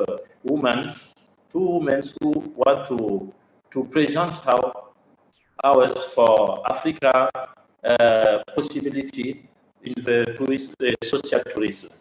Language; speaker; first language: English; non-native, learner; French